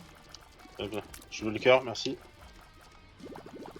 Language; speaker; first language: French; native; French